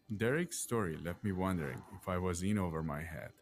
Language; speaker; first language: English; non-native, fluent; Persian